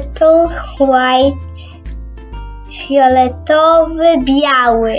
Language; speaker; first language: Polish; early bilingual, heritage; Polish